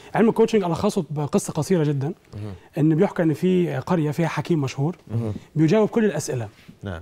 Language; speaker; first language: Arabic; native; Arabic